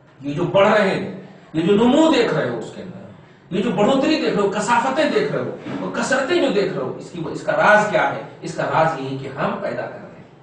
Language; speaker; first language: Urdu; native; Urdu